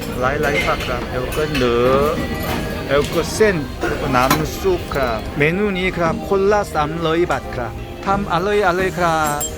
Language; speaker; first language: Thai; non-native, learner; Korean